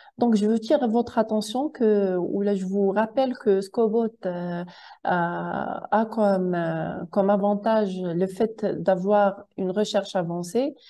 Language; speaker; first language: French; non-native, local second language; Arabic